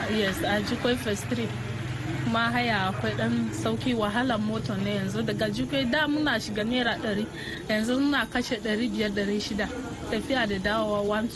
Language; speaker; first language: Hausa; non-native, local second language; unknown